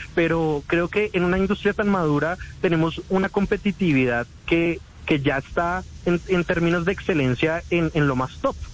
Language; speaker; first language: Spanish; native; Spanish